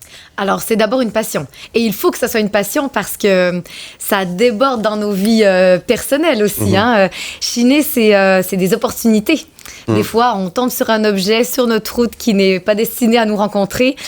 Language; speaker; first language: French; native; French